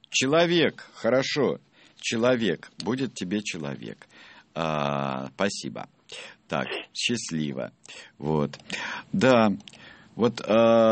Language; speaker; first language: Russian; native; Russian